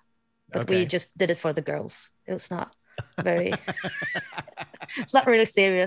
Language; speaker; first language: English; non-native, fluent; Swedish